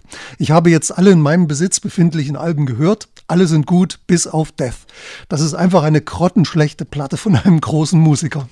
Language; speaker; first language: German; native; German